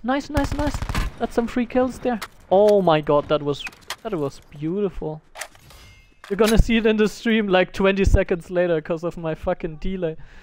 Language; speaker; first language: English; non-native, fluent; German